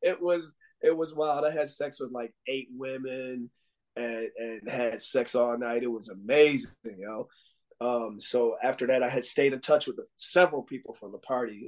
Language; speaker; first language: English; native; English